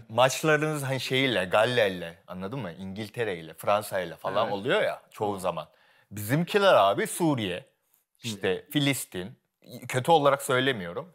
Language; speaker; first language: Turkish; non-native, fluent; Korean